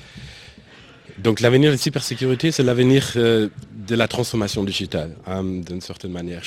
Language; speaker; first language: French; non-native, fluent; German